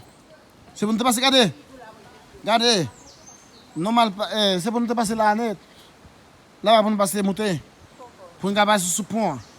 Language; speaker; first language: French; non-native, learner; Haitian Creole